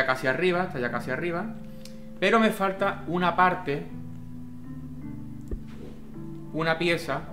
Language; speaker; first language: Spanish; native; Spanish